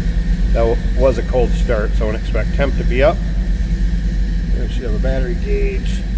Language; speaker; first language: English; native; English